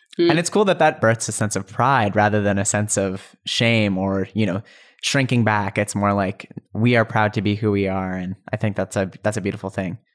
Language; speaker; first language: English; native; English